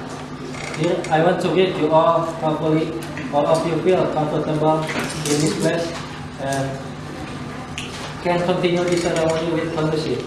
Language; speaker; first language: English; non-native, learner; Indonesian